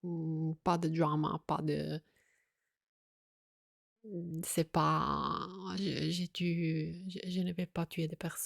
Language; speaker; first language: French; non-native, fluent; Italian